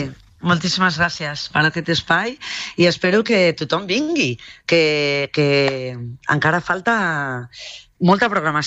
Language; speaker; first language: Catalan; non-native, local second language; Spanish